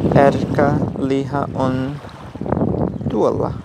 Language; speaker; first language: Finnish; non-native, learner; Portuguese